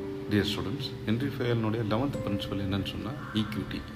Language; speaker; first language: English; non-native, local second language; Tamil